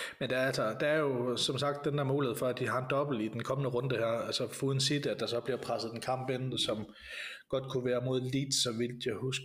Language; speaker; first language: Danish; native; Danish